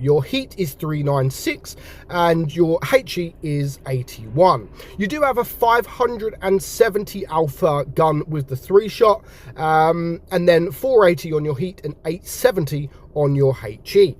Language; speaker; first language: English; native; English